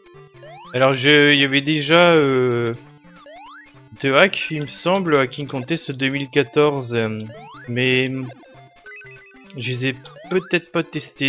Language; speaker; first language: French; native; French